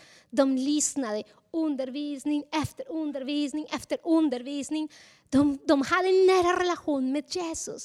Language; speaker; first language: Swedish; non-native, fluent; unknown